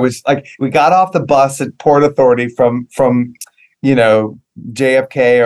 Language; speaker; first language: English; native; English